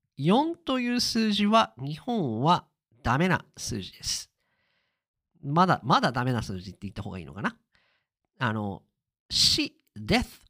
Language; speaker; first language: Japanese; native; Japanese